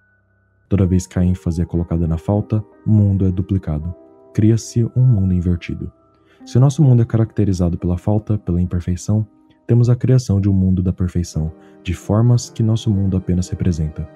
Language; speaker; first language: Portuguese; native; Portuguese